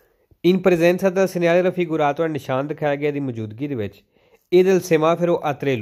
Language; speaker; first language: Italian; non-native, learner; Punjabi